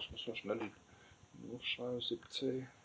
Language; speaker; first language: German; native; German